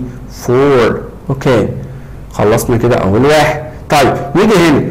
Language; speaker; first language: Arabic; native; Arabic